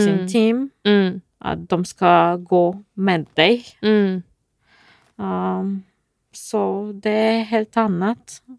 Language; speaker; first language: Swedish; non-native, fluent; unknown